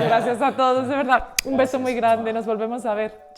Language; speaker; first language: Spanish; native; Spanish